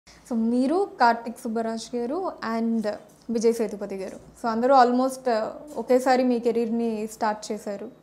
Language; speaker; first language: Telugu; native; Telugu